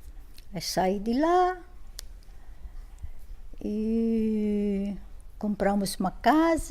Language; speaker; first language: Portuguese; non-native, fluent; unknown